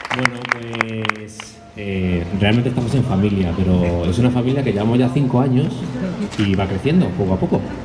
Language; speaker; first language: Spanish; native; Spanish